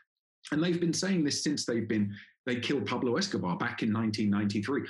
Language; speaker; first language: English; native; English